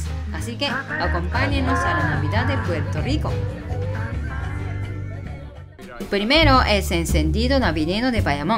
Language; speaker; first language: Spanish; non-native, learner; Japanese